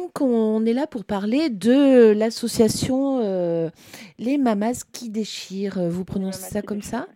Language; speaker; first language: French; native; French